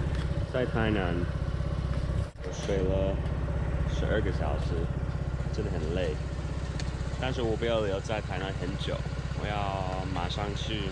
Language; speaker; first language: Chinese; non-native, fluent; English